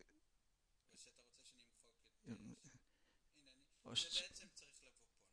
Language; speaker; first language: Hebrew; native; Hebrew